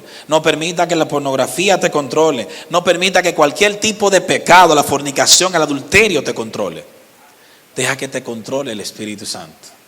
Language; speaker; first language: Spanish; native; Spanish